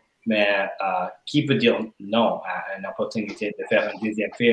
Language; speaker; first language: French; non-native, learner; English